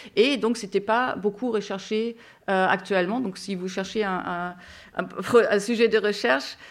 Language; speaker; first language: French; non-native, fluent; German